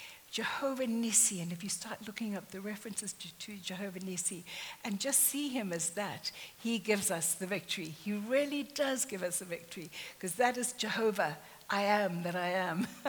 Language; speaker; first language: English; native; English